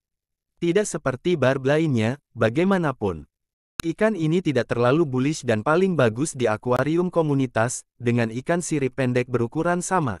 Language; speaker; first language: Indonesian; native; Indonesian